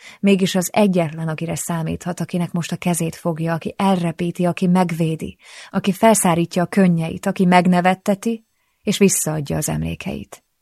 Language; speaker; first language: Hungarian; native; Hungarian